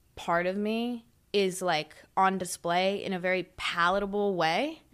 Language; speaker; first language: English; native; English